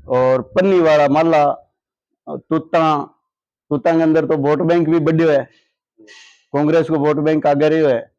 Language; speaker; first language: Hindi; native; Hindi